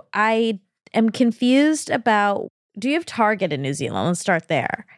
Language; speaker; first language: English; native; English